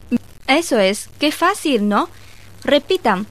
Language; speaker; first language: Spanish; non-native, fluent; Chinese